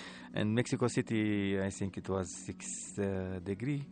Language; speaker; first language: English; non-native, learner; Arabic